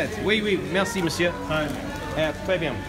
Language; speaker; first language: French; non-native, learner; English